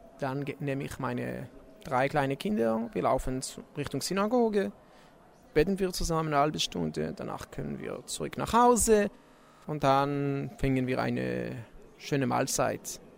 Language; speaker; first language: German; non-native, learner; Hebrew